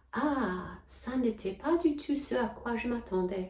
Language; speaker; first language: French; non-native, fluent; English